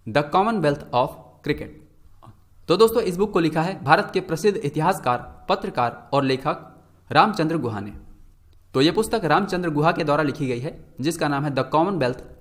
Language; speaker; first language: Hindi; native; Hindi